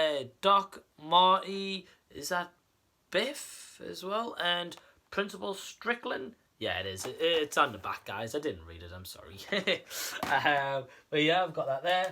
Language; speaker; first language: English; native; English